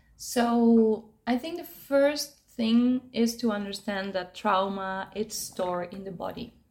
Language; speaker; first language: English; non-native, fluent; Spanish